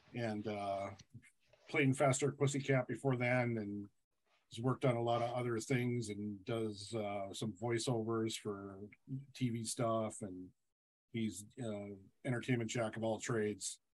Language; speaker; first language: English; native; English